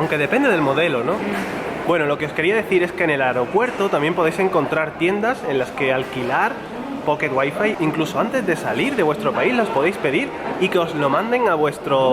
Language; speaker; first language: Spanish; native; Spanish